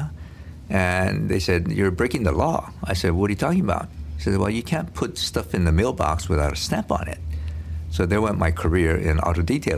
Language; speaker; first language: English; early bilingual, other home language; Korean